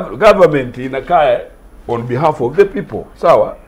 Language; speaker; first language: English; non-native, local second language; Swahili